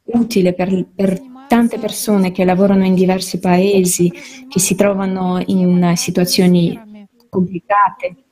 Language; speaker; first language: Italian; non-native, fluent; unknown